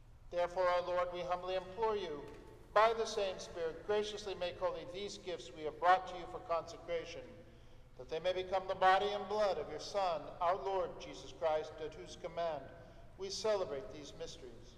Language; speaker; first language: English; native; English